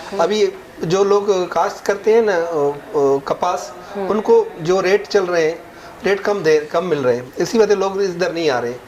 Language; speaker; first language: Urdu; non-native, local second language; Sindhi